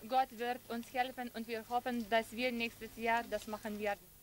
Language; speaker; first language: German; non-native, fluent; Lithuanian